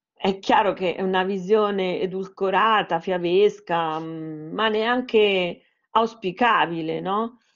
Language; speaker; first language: Italian; native; Italian